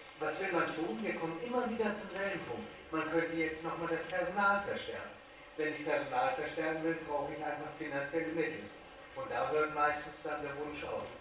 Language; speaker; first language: German; native; German